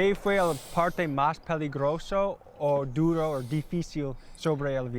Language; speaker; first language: Spanish; non-native, learner; English